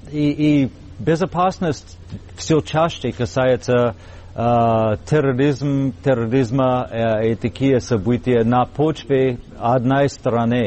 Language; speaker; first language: Russian; non-native, fluent; English